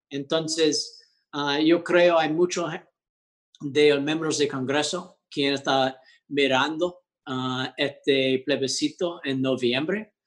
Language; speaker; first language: Spanish; early bilingual, heritage; English